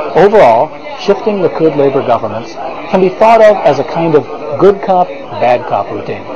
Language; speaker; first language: English; native; English